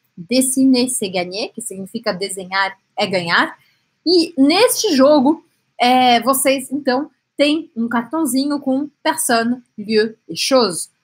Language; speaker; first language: Portuguese; native; Portuguese